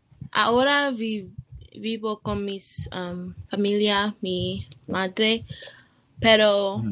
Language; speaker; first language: Spanish; non-native, learner; English